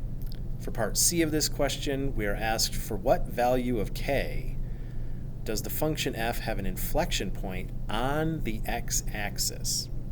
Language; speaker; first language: English; native; English